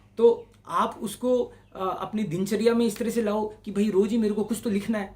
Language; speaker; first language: Hindi; non-native, local second language; Marwari